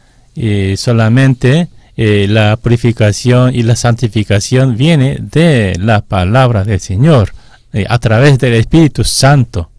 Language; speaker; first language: Spanish; non-native, fluent; Korean